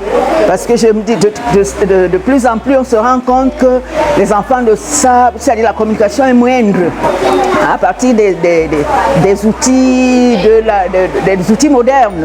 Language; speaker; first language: French; non-native, local second language; Duala